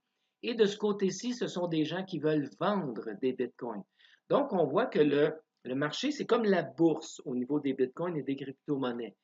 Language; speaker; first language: French; native; French